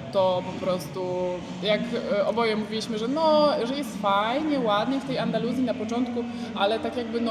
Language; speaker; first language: Polish; native; Polish